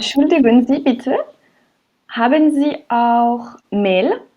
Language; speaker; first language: German; non-native, learner; French